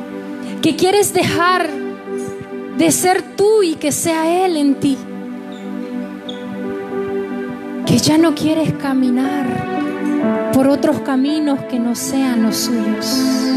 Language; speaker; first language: Spanish; native; Spanish